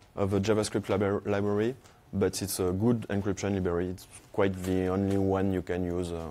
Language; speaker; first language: English; non-native, fluent; French